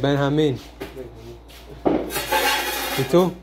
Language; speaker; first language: Spanish; non-native, learner; English